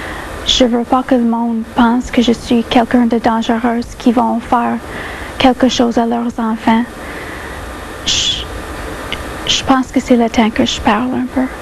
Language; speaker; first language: French; non-native, local second language; English